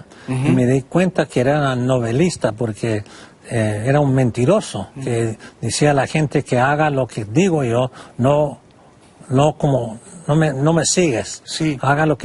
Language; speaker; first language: Spanish; non-native, fluent; English